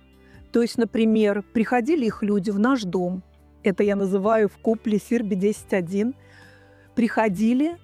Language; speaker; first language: Russian; native; Russian